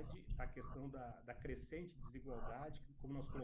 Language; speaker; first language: Portuguese; native; Portuguese